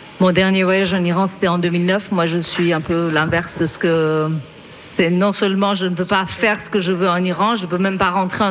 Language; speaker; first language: French; non-native, fluent; Persian